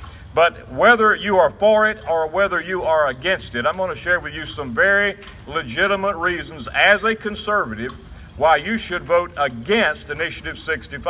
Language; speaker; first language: English; native; English